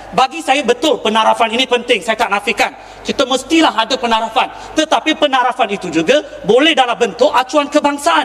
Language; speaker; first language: Malay; non-native, local second language; Tamil